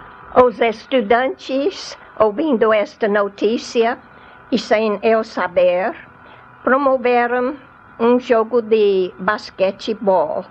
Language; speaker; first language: Portuguese; non-native, fluent; English